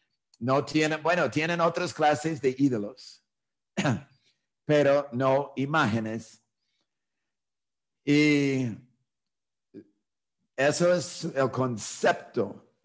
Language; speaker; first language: Spanish; non-native, fluent; English